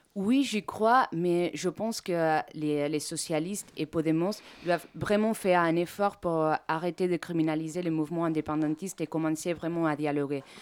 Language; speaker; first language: French; non-native, fluent; Spanish